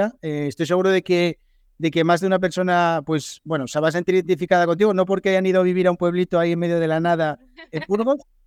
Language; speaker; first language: Spanish; native; Spanish